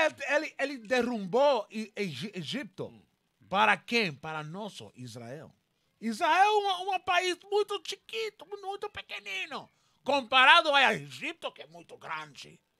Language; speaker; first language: Portuguese; non-native, learner; Spanish